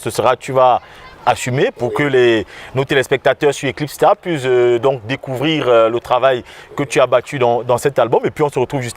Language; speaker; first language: French; native; French